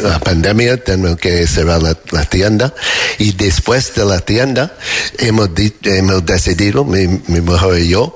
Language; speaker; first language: Spanish; non-native, learner; English